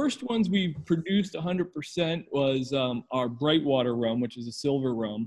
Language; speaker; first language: English; native; English